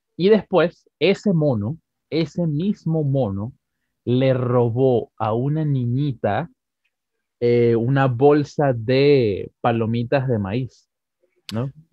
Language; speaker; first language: Spanish; native; Spanish